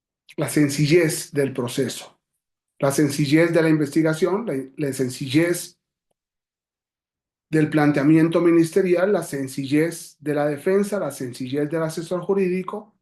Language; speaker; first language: Spanish; native; Spanish